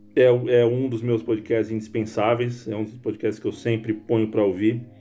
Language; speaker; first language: Portuguese; native; Portuguese